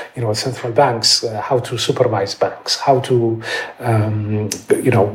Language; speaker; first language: English; non-native, fluent; Amharic